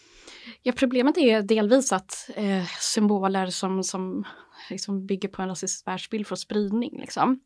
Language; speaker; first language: Swedish; native; Swedish